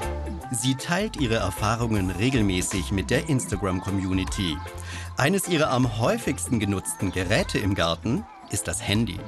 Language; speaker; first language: German; native; German